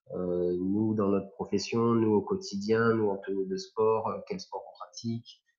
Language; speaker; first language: French; native; French